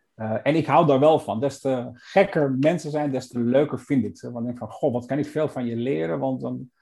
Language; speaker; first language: Dutch; non-native, fluent; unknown